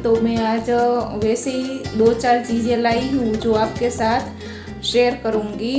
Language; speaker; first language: Hindi; non-native, local second language; Gujarati